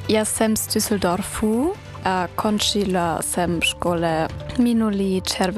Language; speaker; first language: Czech; non-native, learner; German